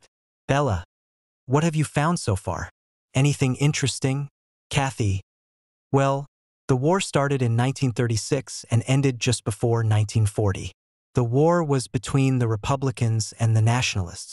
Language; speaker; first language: English; non-native, learner; Indonesian